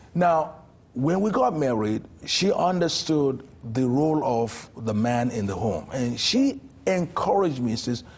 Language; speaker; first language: English; non-native, local second language; Yoruba